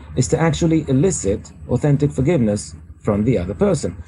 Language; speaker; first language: English; native; English